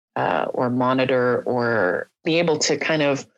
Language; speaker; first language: English; native; English